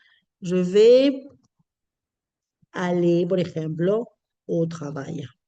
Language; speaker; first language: French; non-native, fluent; Spanish